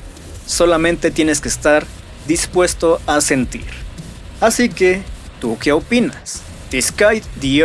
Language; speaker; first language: Spanish; native; Spanish